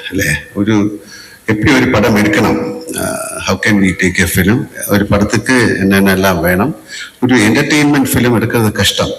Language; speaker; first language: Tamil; non-native, fluent; Malayalam